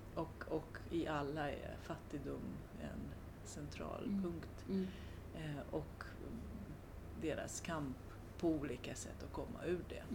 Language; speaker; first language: Swedish; non-native, fluent; Romanian